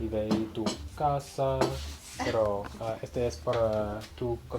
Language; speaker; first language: Spanish; non-native, learner; English